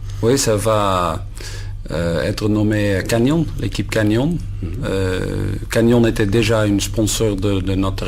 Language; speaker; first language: French; non-native, learner; Dutch